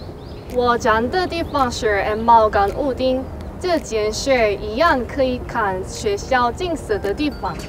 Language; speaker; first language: Chinese; non-native, learner; Korean